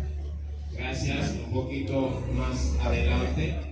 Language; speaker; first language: Spanish; non-native, fluent; Haitian Creole